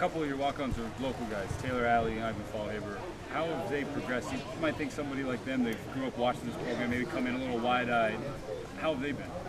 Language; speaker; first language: English; native; English